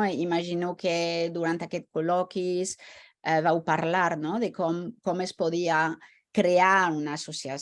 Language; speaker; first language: Catalan; non-native, fluent; French